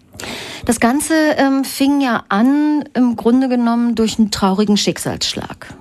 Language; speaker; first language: German; native; German